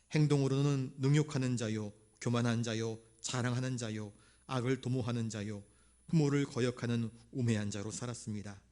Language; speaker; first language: Korean; native; Korean